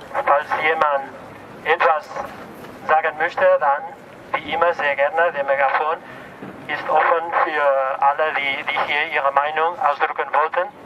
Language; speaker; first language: German; non-native, fluent; Catalan